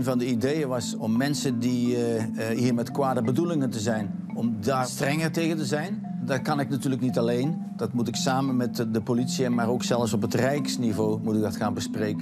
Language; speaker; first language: Dutch; native; Dutch